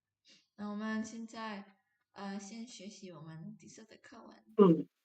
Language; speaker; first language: Chinese; non-native, fluent; Indonesian